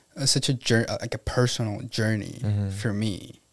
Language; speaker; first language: English; non-native, fluent; Spanish